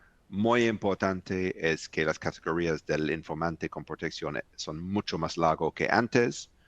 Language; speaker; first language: Spanish; non-native, fluent; English